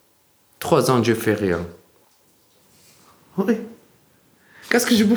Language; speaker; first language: French; non-native, learner; Arabic